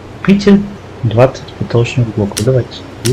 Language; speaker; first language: Russian; native; Russian